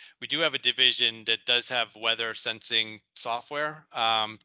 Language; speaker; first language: English; native; English